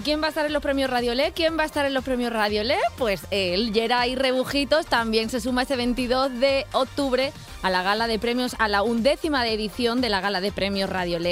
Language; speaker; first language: Spanish; native; Spanish